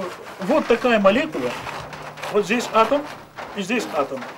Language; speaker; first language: Russian; native; Russian